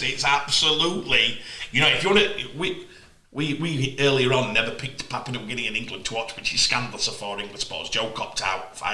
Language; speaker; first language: English; native; English